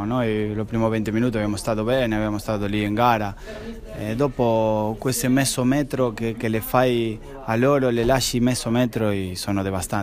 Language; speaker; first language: Italian; non-native, fluent; Spanish